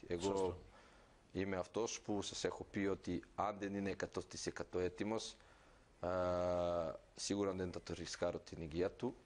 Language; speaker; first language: Greek; non-native, fluent; Serbian